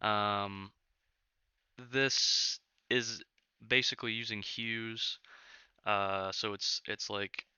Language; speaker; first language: English; native; English